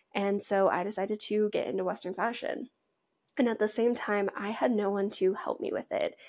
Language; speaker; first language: English; native; English